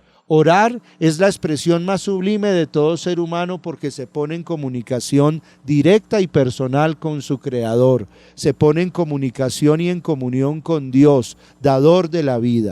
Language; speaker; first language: Spanish; native; Spanish